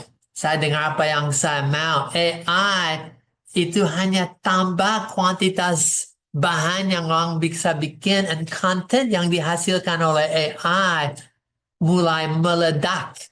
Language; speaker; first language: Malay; non-native, fluent; English